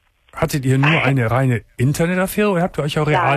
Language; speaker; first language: German; native; German